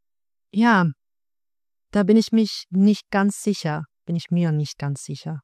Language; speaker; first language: German; non-native, fluent; Dutch